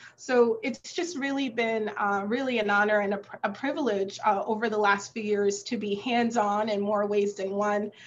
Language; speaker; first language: English; native; English